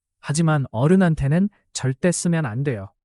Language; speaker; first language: Korean; non-native, fluent; Chinese